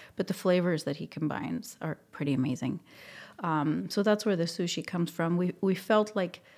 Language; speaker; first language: English; non-native, fluent; Spanish